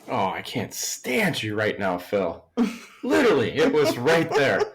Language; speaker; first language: English; native; English